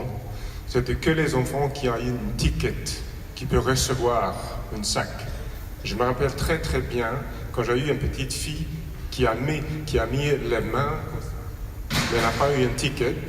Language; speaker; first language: French; non-native, fluent; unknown